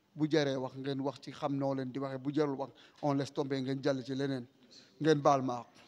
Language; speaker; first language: Wolof; non-native, local second language; Serer